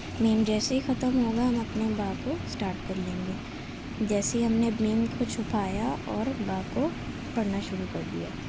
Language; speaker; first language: Urdu; native; Urdu